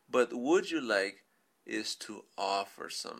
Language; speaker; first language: English; non-native, fluent; Spanish